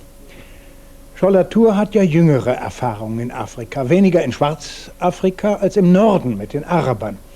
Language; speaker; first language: German; native; German